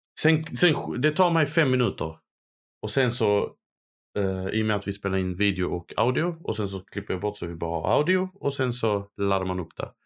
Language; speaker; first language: Swedish; non-native, fluent; Arabic